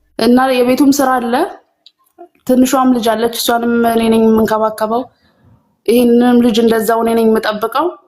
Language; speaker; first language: Amharic; native; Amharic